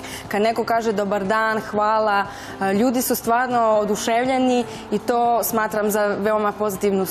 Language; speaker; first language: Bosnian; non-native, fluent; Spanish